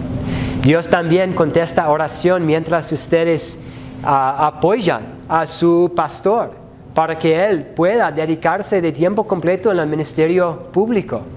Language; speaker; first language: Spanish; non-native, fluent; English